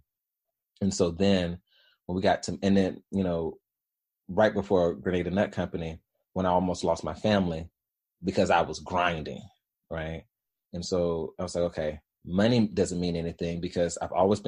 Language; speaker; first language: English; native; English